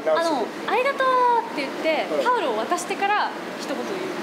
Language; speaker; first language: Japanese; native; Japanese